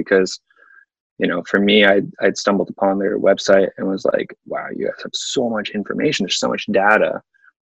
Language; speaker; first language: English; native; English